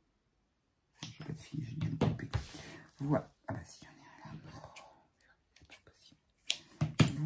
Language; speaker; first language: French; native; French